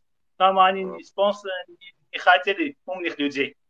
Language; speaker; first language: Russian; non-native, fluent; Armenian